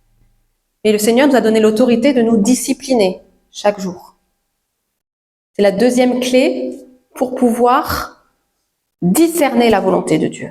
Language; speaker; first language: French; native; French